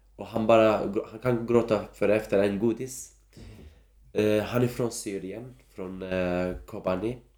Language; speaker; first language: Swedish; non-native, fluent; Turkish